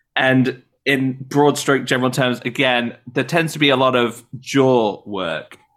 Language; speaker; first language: English; native; English